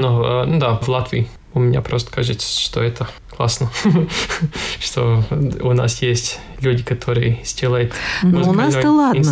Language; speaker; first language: Russian; non-native, local second language; Latvian